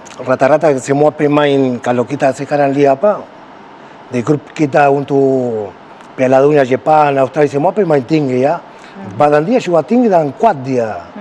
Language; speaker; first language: Indonesian; non-native, fluent; Spanish